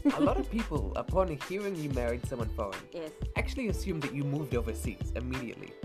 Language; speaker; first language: English; native; English